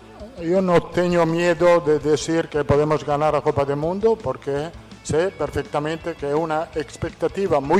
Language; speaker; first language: Portuguese; non-native, fluent; Italian